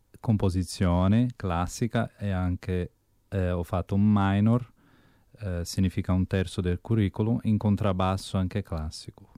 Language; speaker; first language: Italian; early bilingual, heritage; Portuguese